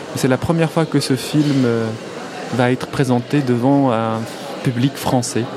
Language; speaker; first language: French; non-native, local second language; Arabic